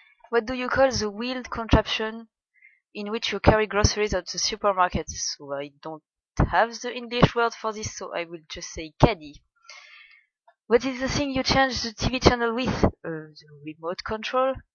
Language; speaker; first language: English; non-native, fluent; French